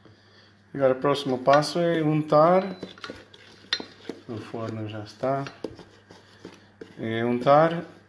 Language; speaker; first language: Portuguese; early bilingual, heritage; Portuguese